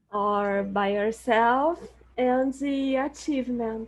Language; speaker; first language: English; non-native, learner; Portuguese